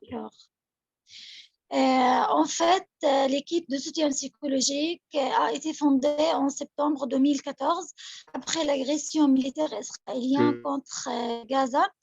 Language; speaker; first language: French; non-native, local second language; Arabic